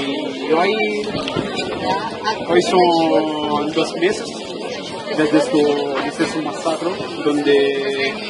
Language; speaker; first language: Spanish; non-native, learner; Italian